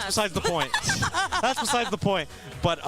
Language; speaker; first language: English; native; English